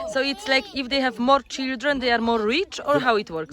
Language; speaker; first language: English; non-native, learner; Polish